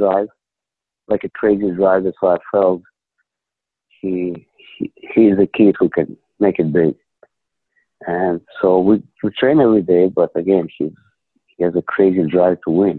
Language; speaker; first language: English; non-native, fluent; Ukrainian